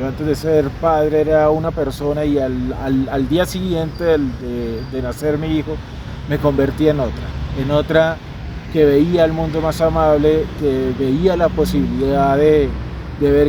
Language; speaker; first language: Spanish; native; Spanish